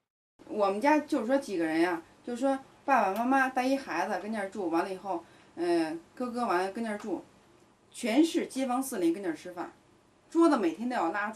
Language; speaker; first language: Chinese; native; Chinese